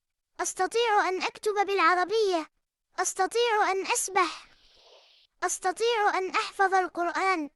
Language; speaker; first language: Arabic; non-native, fluent; Urdu